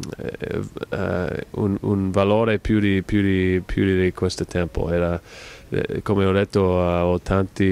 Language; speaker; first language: Italian; non-native, fluent; English